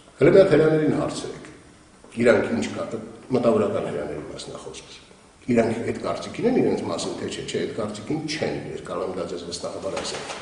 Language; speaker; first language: Armenian; native; Armenian